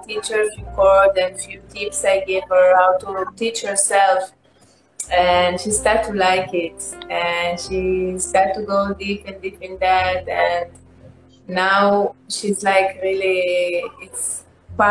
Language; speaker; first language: English; non-native, learner; Hebrew